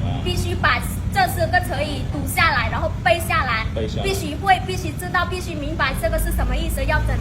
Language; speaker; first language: Chinese; non-native, fluent; Khmer